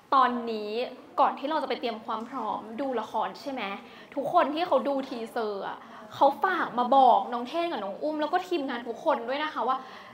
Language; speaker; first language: Thai; native; Thai